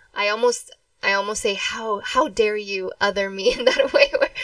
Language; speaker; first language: English; early bilingual, other home language; Spanish